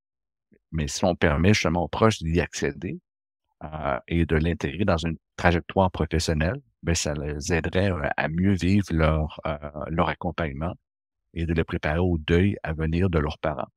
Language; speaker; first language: French; native; French